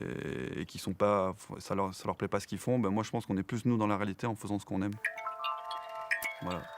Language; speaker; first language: French; native; French